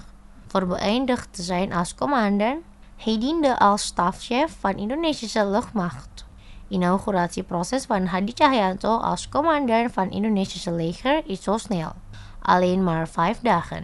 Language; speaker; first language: Dutch; non-native, fluent; Indonesian